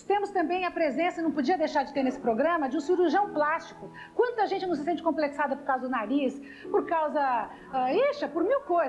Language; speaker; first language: Portuguese; native; Portuguese